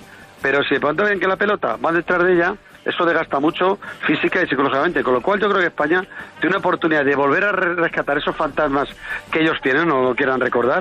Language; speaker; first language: Spanish; native; Spanish